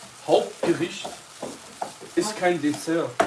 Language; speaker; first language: German; early bilingual, other home language; Kurdish